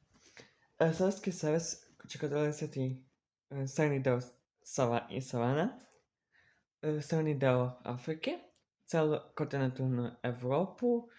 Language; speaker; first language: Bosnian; early bilingual, heritage; Serbian